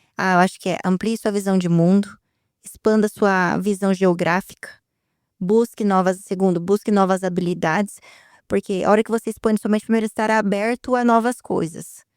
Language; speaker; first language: Portuguese; native; Portuguese